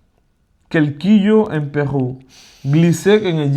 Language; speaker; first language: French; non-native, fluent; Spanish